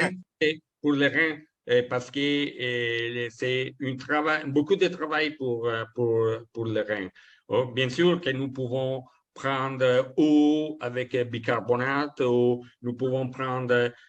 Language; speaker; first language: French; non-native, learner; Italian